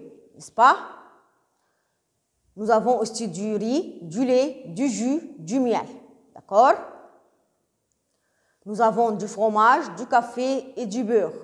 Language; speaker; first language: French; non-native, local second language; Arabic